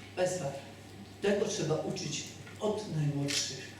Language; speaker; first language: Polish; native; Polish